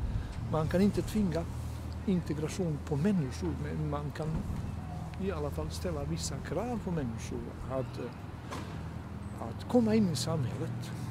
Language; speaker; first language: Swedish; non-native, fluent; Bosnian